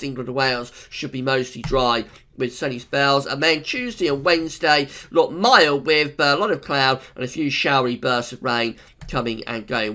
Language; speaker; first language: English; native; English